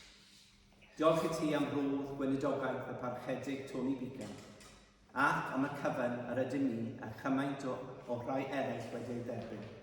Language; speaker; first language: Welsh; non-native, learner; English